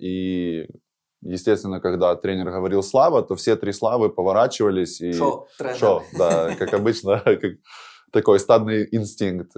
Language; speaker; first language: Russian; native; Russian